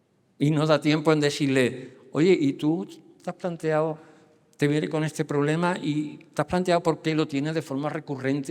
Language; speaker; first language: Spanish; native; Spanish